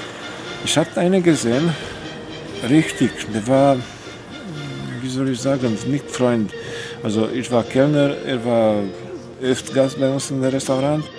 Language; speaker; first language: German; non-native, fluent; Romanian